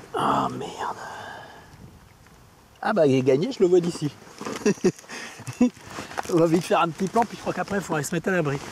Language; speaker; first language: French; native; French